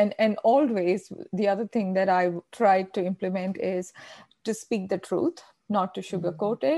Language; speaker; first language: English; non-native, local second language; Malayalam